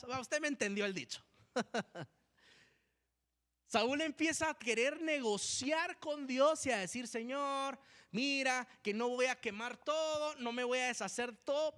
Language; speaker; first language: Spanish; native; Spanish